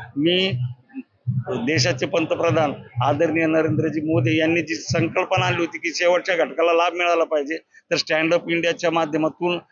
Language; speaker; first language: Marathi; native; Marathi